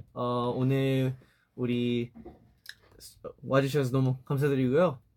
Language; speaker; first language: Korean; early bilingual, heritage; Korean